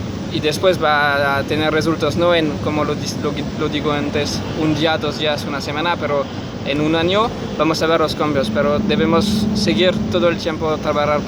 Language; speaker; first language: Spanish; non-native, learner; French